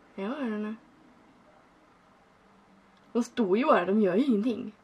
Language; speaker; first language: Swedish; early bilingual, other home language; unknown